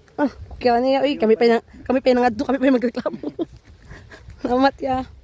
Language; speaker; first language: Cebuano; native; Cebuano